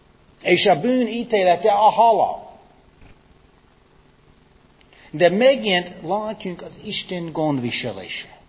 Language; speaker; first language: Hungarian; non-native, fluent; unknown